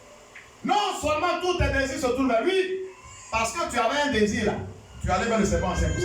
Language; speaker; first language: French; non-native, local second language; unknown